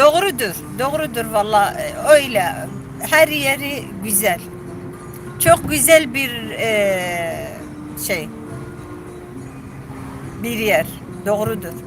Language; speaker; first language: Turkish; non-native, local second language; Kurdish